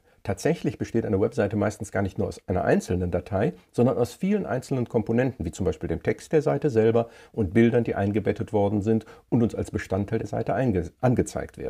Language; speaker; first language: German; native; German